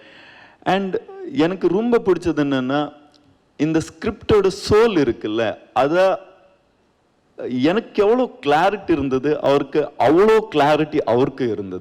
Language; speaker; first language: Tamil; non-native, learner; Kannada